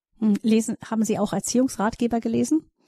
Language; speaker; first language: German; native; German